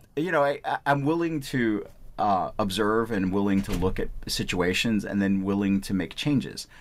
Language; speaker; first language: English; early bilingual, other home language; Punjabi